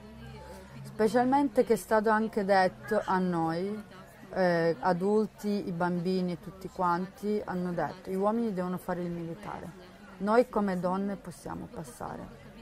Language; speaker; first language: Italian; non-native, fluent; Ukrainian